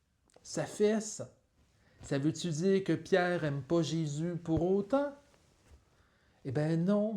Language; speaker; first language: French; native; French